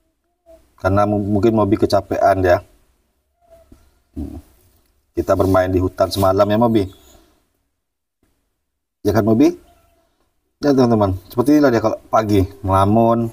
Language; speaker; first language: Indonesian; native; Indonesian